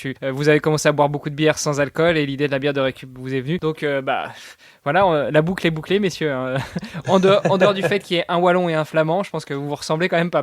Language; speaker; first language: French; native; French